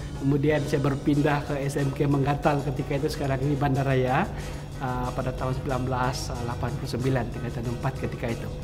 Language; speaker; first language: Malay; non-native, local second language; Central Dusun